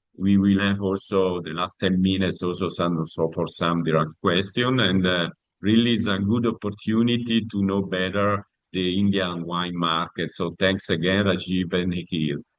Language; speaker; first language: English; non-native, learner; Italian